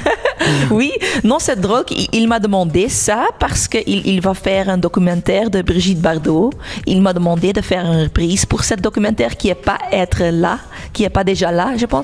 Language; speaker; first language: French; non-native, local second language; Dutch